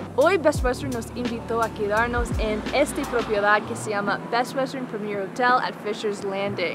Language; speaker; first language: Spanish; non-native, fluent; English